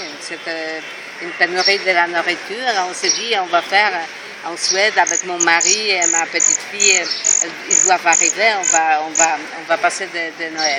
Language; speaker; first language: French; non-native, fluent; Polish